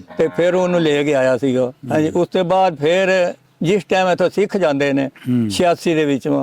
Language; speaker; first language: Punjabi; native; Punjabi